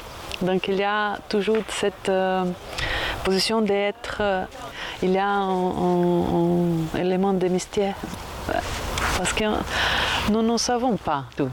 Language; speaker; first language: French; non-native, fluent; Portuguese